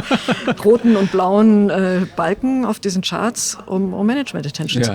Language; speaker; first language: German; native; German